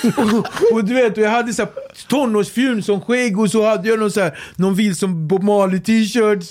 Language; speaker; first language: Swedish; early bilingual, other home language; Kabuverdianu